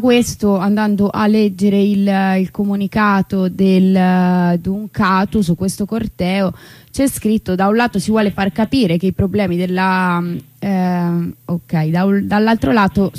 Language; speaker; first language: Italian; native; Italian